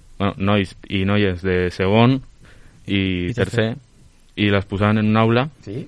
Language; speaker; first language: Catalan; non-native, local second language; Spanish